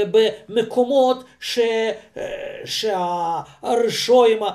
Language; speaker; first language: Hebrew; non-native, fluent; Russian